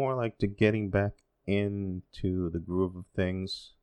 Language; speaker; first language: English; non-native, fluent; Spanish